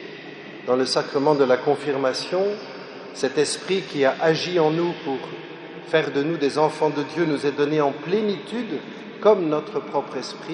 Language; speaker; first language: French; native; French